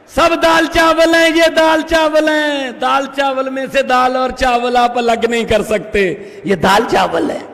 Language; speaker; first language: Hindi; native; Hindi